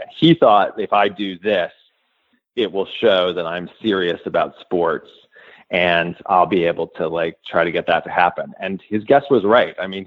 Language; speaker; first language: English; native; English